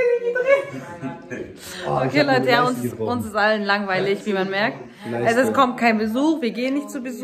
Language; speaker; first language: German; early bilingual, other home language; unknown